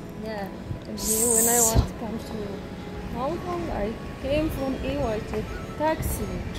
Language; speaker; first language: English; non-native, learner; Arabic